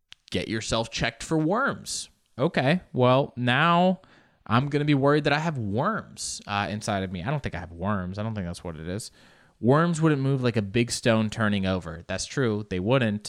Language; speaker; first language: English; early bilingual, other home language; Spanish